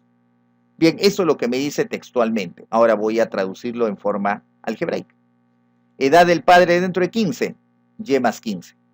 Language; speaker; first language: Spanish; native; Spanish